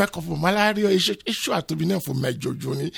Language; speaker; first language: Hungarian; non-native, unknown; Yoruba